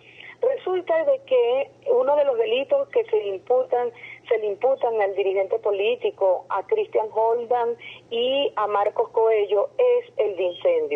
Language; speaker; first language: Spanish; native; Spanish